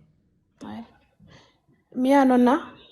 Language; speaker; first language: Italian; non-native, learner; French